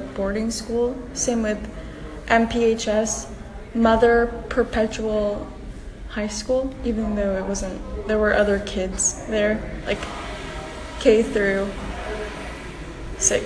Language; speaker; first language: English; non-native, local second language; Filipino